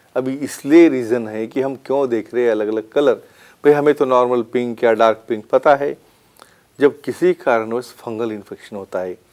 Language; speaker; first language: Hindi; non-native, local second language; Marathi